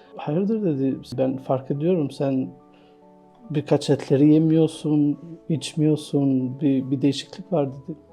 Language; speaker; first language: Turkish; non-native, fluent; Albanian